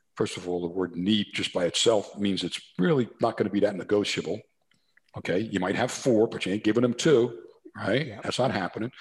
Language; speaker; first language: English; native; English